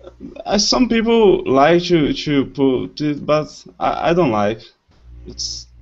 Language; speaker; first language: English; non-native, learner; Portuguese